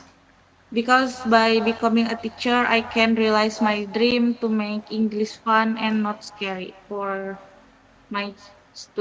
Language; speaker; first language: English; non-native, learner; Indonesian